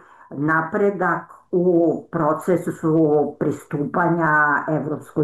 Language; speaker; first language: Serbian; native; Serbian